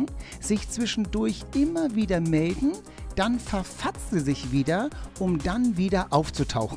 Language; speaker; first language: German; native; German